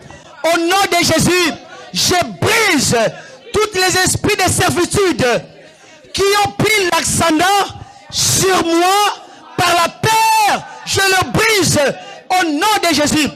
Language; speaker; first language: French; non-native, local second language; Lingala